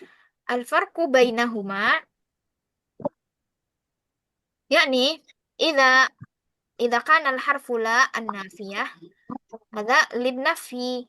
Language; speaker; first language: Arabic; non-native, fluent; Indonesian